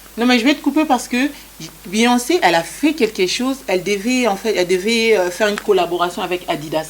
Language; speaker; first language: French; non-native, local second language; Lingala